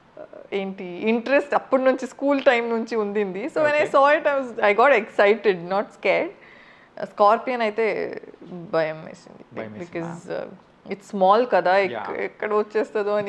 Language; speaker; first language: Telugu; non-native, fluent; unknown